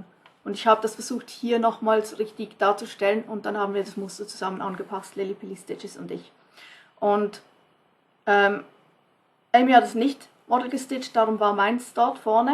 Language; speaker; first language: German; non-native, fluent; English